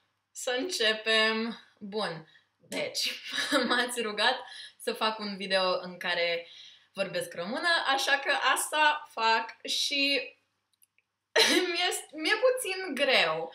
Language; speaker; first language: Romanian; early bilingual, heritage; Romanian